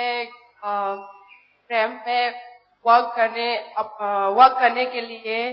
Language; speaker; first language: Hindi; non-native, local second language; Manipuri